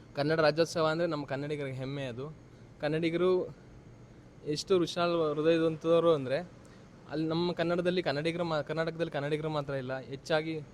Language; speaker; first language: Kannada; native; Kannada